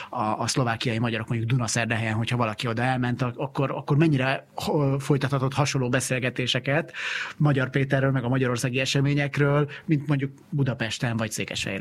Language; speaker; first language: Hungarian; native; Hungarian